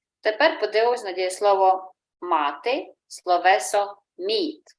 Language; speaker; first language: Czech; non-native, fluent; Ukrainian